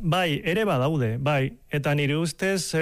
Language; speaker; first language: Basque; non-native, local second language; Spanish